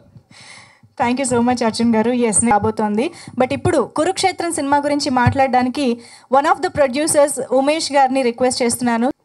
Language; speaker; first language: Telugu; native; Telugu